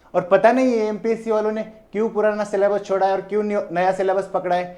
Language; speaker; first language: Hindi; non-native, local second language; Marathi